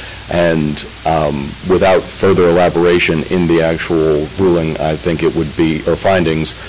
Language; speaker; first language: English; native; English